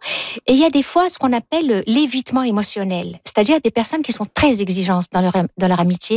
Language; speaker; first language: French; native; French